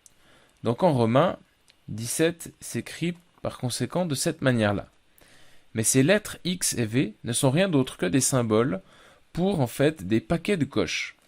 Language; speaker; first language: French; native; French